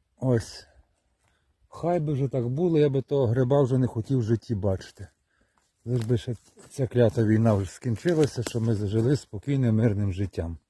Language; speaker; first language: Ukrainian; native; Ukrainian